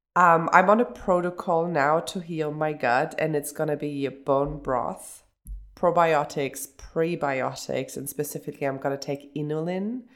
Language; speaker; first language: English; early bilingual, other home language; German